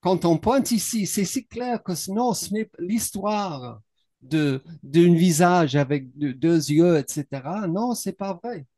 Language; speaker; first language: French; non-native, learner; English